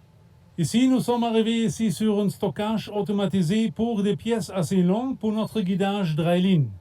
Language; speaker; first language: French; non-native, fluent; German